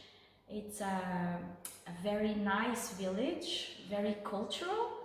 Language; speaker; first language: English; non-native, fluent; Portuguese